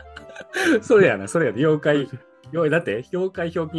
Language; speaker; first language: Japanese; native; Japanese